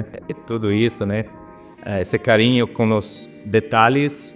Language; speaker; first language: Portuguese; non-native, fluent; German